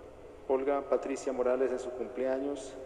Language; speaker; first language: Spanish; native; Spanish